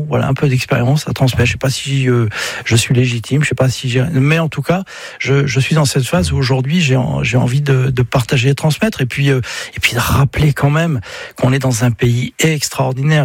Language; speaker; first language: French; native; French